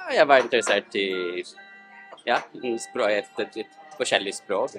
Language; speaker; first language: Norwegian; non-native, learner; Italian